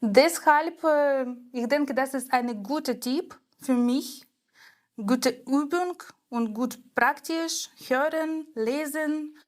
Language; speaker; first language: German; non-native, learner; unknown